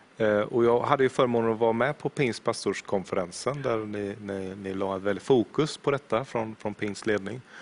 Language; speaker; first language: Swedish; native; Swedish